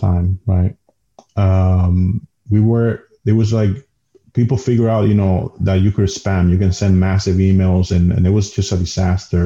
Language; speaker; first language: English; non-native, fluent; Spanish